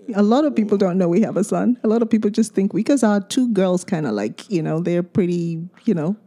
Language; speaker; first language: English; non-native, local second language; Yoruba